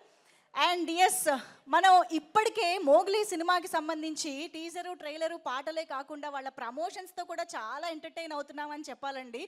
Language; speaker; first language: Telugu; native; Telugu